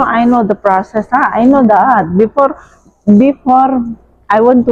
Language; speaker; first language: English; non-native, learner; Indonesian